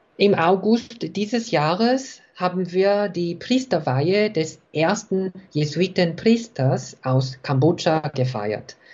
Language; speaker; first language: German; non-native, fluent; Korean